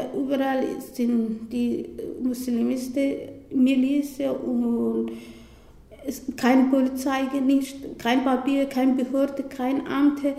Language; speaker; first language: German; non-native, learner; Somali